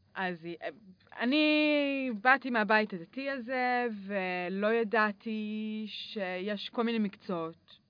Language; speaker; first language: Hebrew; early bilingual, other home language; English